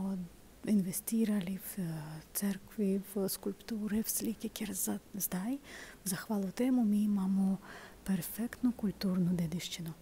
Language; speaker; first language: Slovenian; non-native, learner; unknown